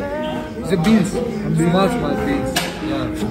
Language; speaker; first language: English; non-native, learner; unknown